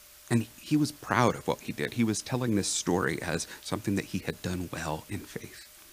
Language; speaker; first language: English; native; English